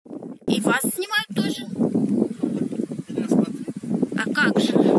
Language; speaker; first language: Russian; native; Russian